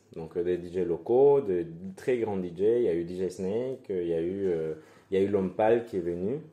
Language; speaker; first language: French; non-native, fluent; Spanish